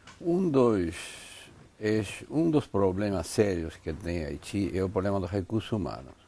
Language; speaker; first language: Portuguese; non-native, fluent; Spanish